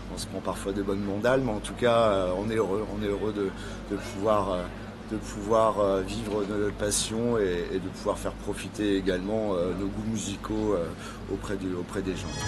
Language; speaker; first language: French; native; French